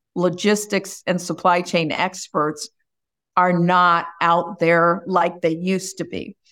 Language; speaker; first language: English; native; English